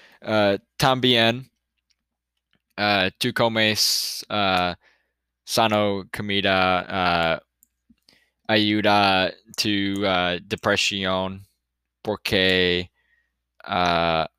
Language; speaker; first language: Spanish; non-native, learner; English